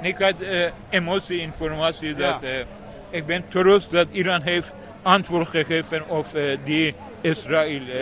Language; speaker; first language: Dutch; non-native, learner; Persian